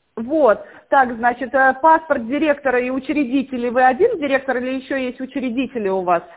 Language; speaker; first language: Russian; native; Russian